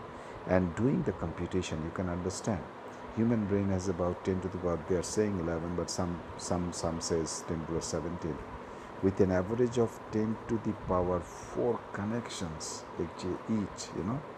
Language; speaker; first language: English; non-native, local second language; Bangla